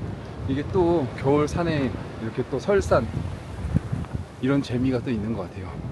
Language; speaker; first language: Korean; native; Korean